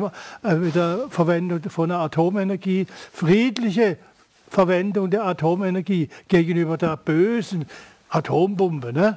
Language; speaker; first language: German; native; German